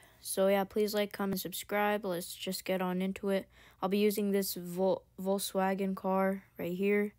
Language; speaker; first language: English; native; English